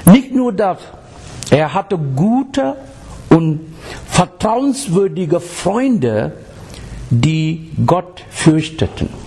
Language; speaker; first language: German; non-native, learner; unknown